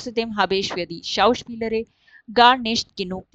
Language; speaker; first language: German; non-native, fluent; Urdu